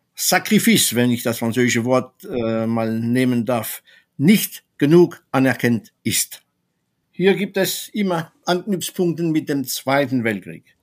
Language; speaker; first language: German; non-native, fluent; French